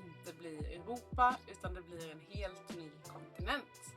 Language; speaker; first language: Swedish; native; Swedish